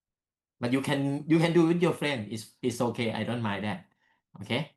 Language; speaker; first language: English; non-native, learner; Thai